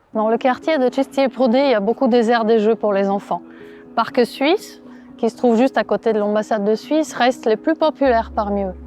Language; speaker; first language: French; non-native, fluent; Russian